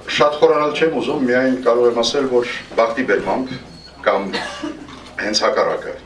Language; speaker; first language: Armenian; native; Armenian